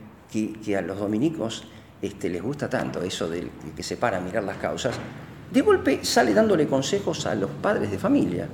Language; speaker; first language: Spanish; native; Spanish